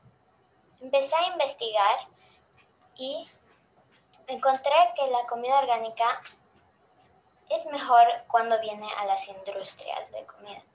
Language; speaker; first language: Spanish; early bilingual, heritage; Spanish